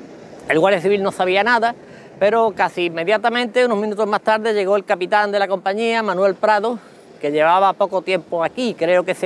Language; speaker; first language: Spanish; native; Spanish